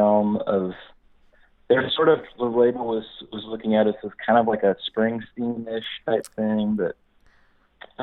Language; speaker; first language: English; native; English